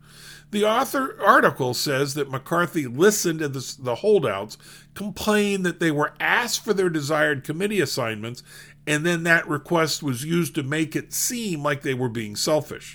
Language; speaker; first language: English; native; English